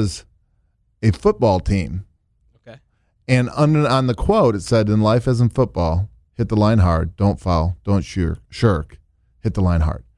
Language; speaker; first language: English; native; English